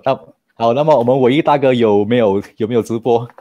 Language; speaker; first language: Chinese; native; Chinese